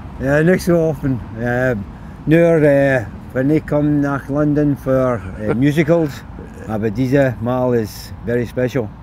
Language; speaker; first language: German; non-native, learner; English